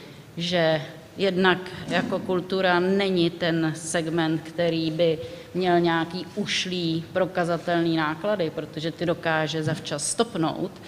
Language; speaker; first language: Czech; native; Czech